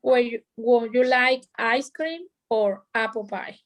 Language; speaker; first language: English; non-native, learner; Spanish